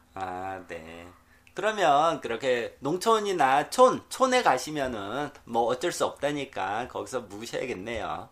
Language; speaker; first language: Korean; native; Korean